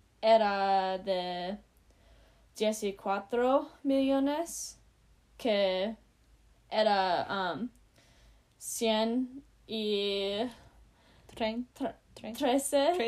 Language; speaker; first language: Spanish; non-native, learner; English